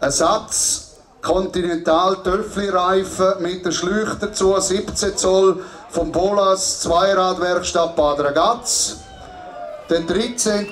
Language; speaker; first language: German; native; German